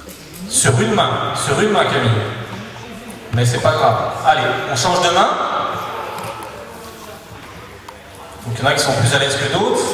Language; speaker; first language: French; native; French